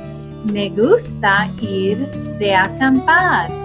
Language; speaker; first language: Spanish; non-native, fluent; English